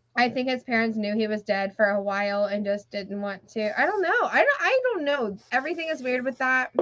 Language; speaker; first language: English; native; English